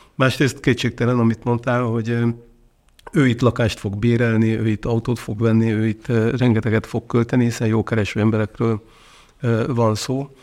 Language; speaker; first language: Hungarian; native; Hungarian